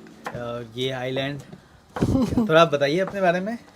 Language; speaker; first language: Hindi; native; Hindi